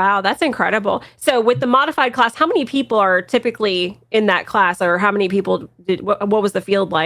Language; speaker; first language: English; native; English